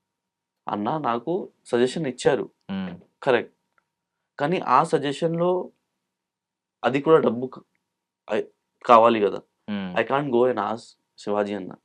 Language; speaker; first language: Telugu; non-native, local second language; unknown